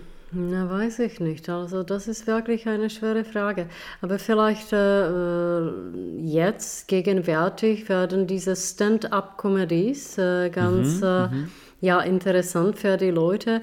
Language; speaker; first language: German; non-native, fluent; Czech